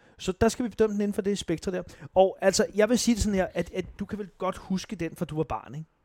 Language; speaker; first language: Danish; native; Danish